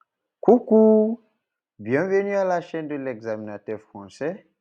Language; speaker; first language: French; non-native, local second language; English